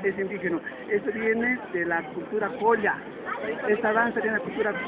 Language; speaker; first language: Spanish; native; Spanish